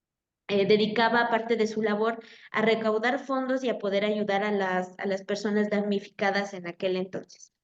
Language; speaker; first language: Spanish; native; Spanish